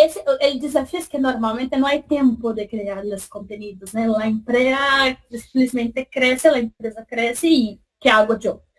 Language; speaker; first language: Spanish; non-native, fluent; Portuguese